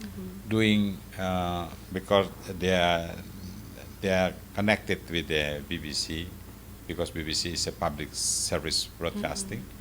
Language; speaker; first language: English; non-native, fluent; Indonesian